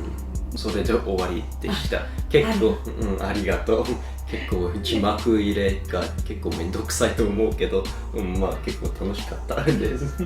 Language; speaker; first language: Japanese; early bilingual, heritage; English